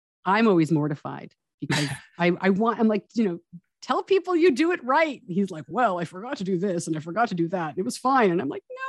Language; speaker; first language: English; native; English